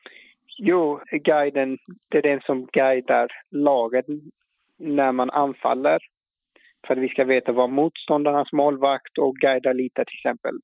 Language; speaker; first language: Swedish; non-native, fluent; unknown